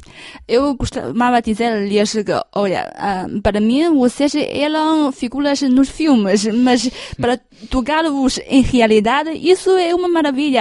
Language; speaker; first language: Portuguese; non-native, fluent; Chinese